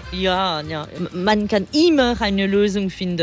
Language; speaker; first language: German; non-native, learner; French